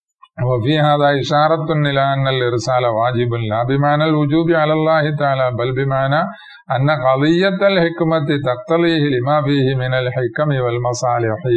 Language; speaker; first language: Arabic; non-native, fluent; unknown